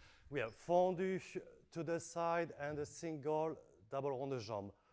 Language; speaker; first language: English; non-native, fluent; French